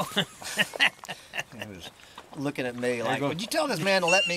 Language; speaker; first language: English; native; English